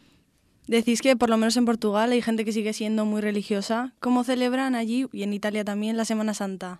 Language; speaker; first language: Spanish; native; Spanish